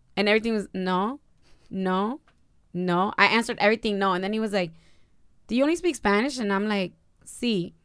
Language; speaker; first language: English; early bilingual, other home language; Spanish